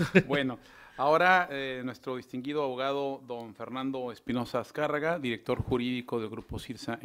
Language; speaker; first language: Spanish; native; Spanish